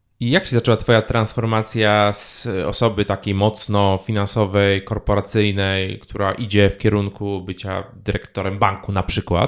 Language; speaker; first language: Polish; native; Polish